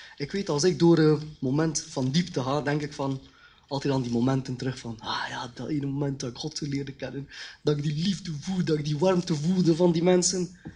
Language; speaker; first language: Dutch; early bilingual, other home language; Khmer